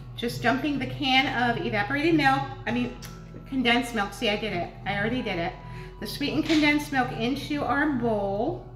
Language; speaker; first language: English; native; English